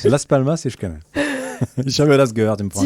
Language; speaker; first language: German; non-native, learner; French